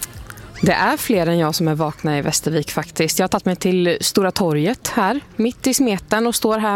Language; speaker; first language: Swedish; native; Swedish